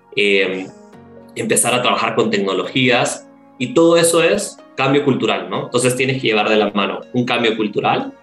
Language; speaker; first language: Spanish; native; Spanish